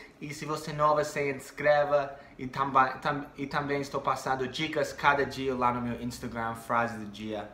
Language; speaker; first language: Portuguese; non-native, fluent; English